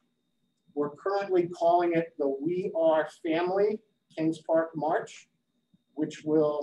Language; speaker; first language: English; native; English